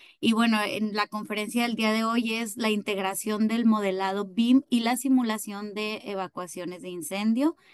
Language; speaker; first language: Spanish; native; Spanish